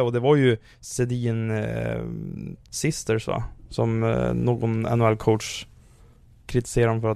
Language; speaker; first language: Swedish; native; Swedish